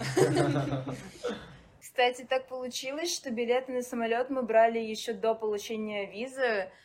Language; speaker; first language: Russian; native; Russian